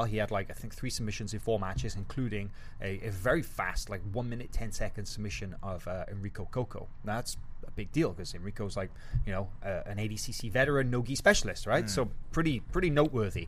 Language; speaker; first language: English; native; English